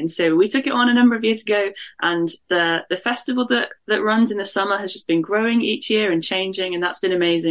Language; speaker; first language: English; native; English